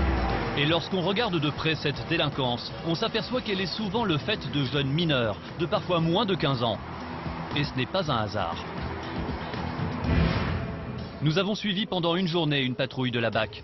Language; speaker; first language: French; native; French